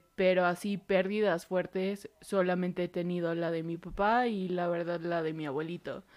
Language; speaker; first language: Spanish; early bilingual, heritage; Spanish